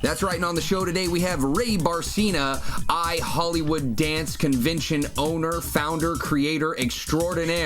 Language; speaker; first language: English; native; English